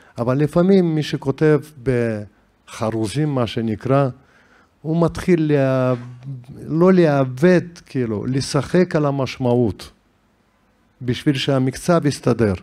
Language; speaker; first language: Hebrew; non-native, fluent; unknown